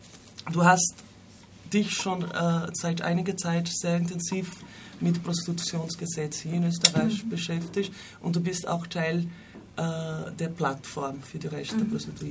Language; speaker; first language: German; non-native, fluent; Portuguese